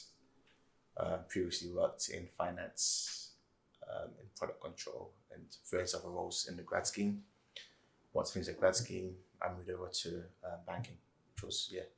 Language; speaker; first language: English; native; English